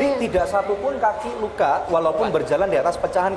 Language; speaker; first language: Indonesian; native; Indonesian